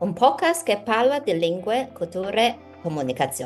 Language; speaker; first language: Italian; non-native, learner; Chinese